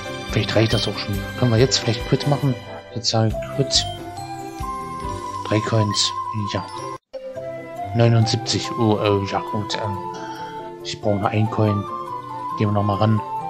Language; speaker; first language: German; native; German